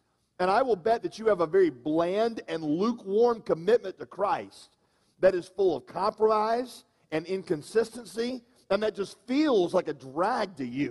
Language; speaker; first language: English; native; English